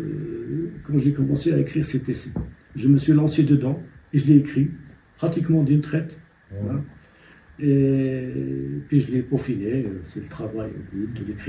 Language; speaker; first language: French; non-native, local second language; Tachelhit